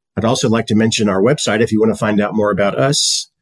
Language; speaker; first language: English; native; English